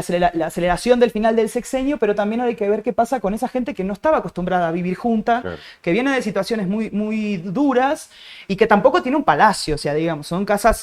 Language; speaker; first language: Spanish; native; Spanish